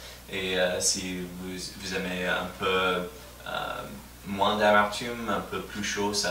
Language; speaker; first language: French; non-native, fluent; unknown